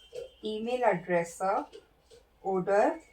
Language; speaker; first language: German; non-native, fluent; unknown